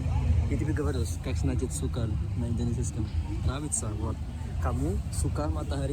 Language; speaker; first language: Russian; non-native, learner; Indonesian